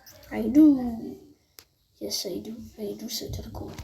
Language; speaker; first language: French; native; French